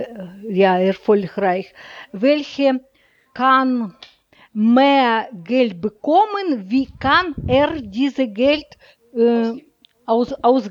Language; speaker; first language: German; non-native, learner; Russian